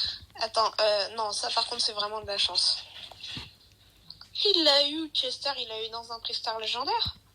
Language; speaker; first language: French; native; French